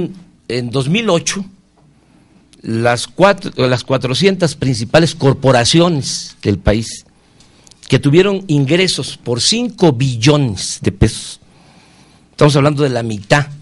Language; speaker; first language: Spanish; native; Spanish